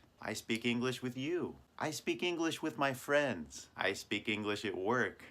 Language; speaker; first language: English; non-native, fluent; Japanese